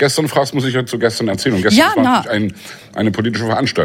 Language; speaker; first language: German; native; German